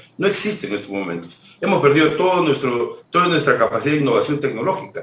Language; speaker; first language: Spanish; native; Spanish